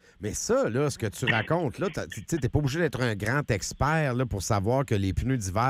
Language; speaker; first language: French; native; French